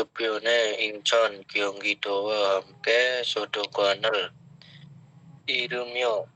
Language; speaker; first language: Korean; non-native, learner; Indonesian